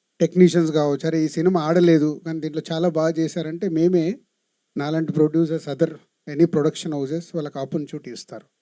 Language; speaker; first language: Telugu; native; Telugu